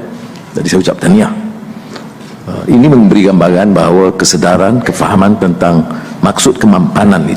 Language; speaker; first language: Malay; native; Malay